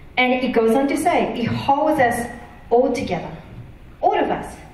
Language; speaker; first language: English; non-native, fluent; Japanese